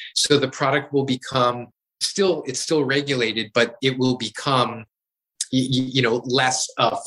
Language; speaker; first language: English; native; English